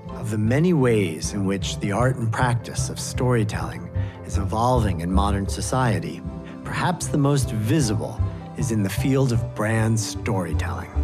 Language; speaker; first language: English; native; English